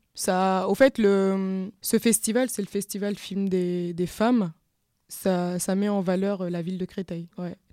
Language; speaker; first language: French; native; French